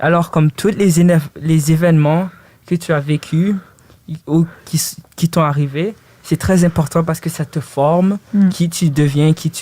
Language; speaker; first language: French; early bilingual, other home language; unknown